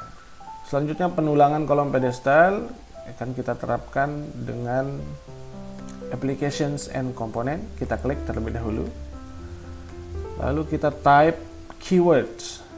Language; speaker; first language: Indonesian; native; Indonesian